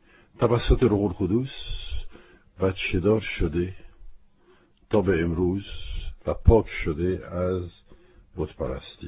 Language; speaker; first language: Persian; non-native, fluent; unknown